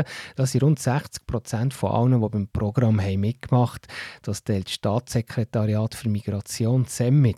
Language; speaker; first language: German; native; German